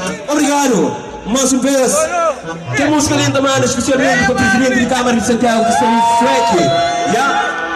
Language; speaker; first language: Portuguese; non-native, local second language; Kabuverdianu